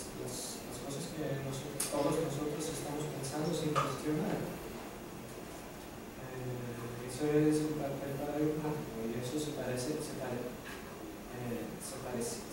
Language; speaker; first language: Spanish; non-native, fluent; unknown